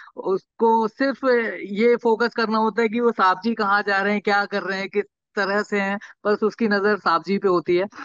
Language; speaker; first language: Hindi; native; Hindi